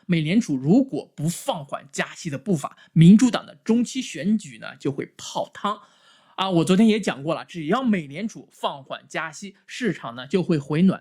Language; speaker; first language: Chinese; native; Chinese